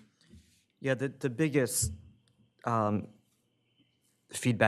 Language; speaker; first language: English; native; English